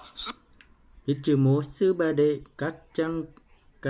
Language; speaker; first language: Japanese; non-native, learner; Vietnamese